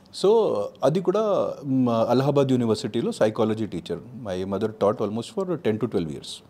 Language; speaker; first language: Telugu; non-native, fluent; Hindi